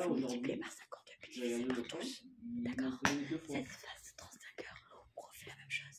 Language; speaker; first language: French; native; French